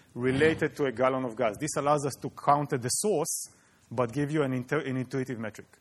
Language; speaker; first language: English; non-native, fluent; Hebrew